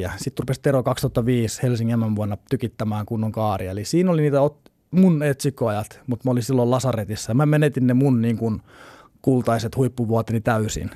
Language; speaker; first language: Finnish; native; Finnish